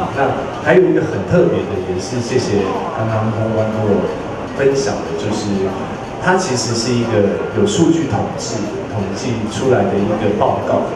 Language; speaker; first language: Chinese; native; Chinese